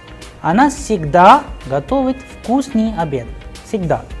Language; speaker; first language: Russian; non-native, fluent; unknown